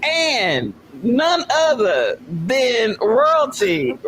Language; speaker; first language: English; native; English